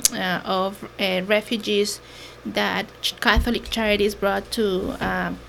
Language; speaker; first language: English; non-native, fluent; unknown